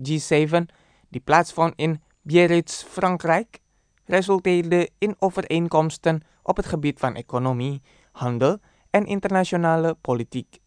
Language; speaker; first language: Dutch; non-native, fluent; Indonesian